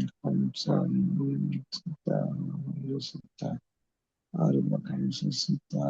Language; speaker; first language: Arabic; non-native, learner; Bangla